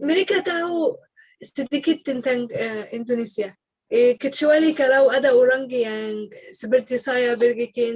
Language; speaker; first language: Indonesian; non-native, learner; Arabic